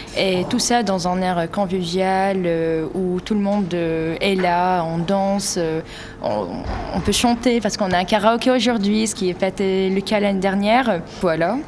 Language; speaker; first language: French; non-native, local second language; Arabic